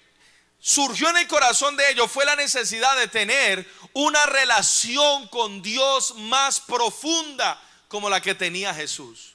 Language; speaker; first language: Spanish; native; Spanish